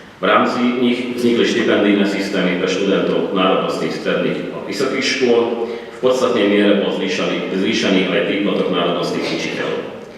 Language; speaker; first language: Slovak; early bilingual, heritage; Hungarian